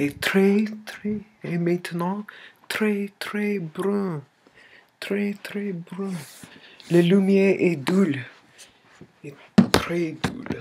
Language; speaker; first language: French; non-native, learner; English